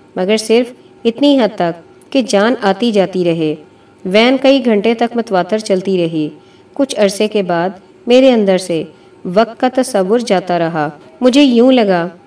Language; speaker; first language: Urdu; native; Urdu